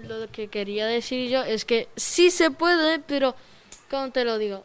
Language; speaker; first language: Spanish; early bilingual, other home language; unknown